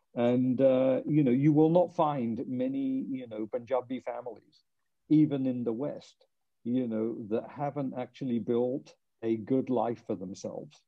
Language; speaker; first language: English; non-native, local second language; Punjabi